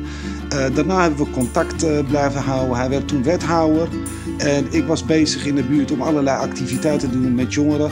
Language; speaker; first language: Dutch; non-native, local second language; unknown